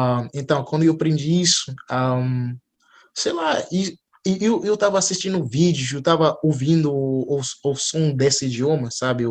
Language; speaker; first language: Portuguese; non-native, fluent; English